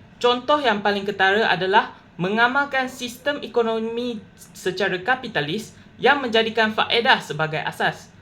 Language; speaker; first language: Malay; non-native, local second language; Chinese